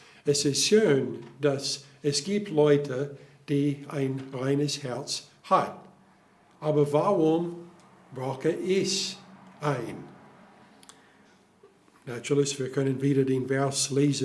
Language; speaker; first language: German; non-native, fluent; English